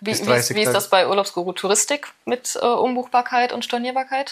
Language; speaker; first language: German; native; German